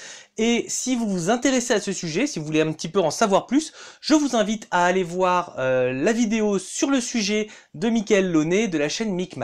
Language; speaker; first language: French; native; French